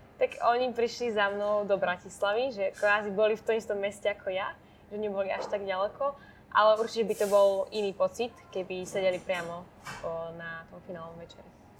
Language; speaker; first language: Slovak; native; Slovak